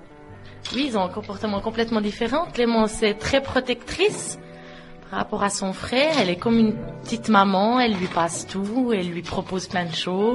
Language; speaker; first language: French; native; French